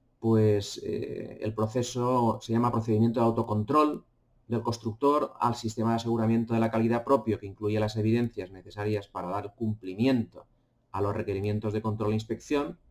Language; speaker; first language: Spanish; native; Spanish